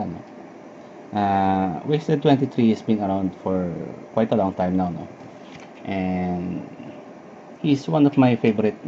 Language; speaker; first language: English; non-native, local second language; Filipino